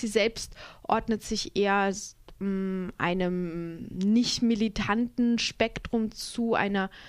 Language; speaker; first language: German; native; German